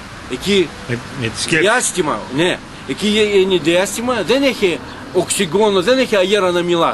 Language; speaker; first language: Greek; non-native, learner; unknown